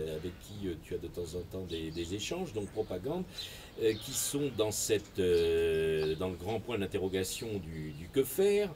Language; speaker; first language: French; native; French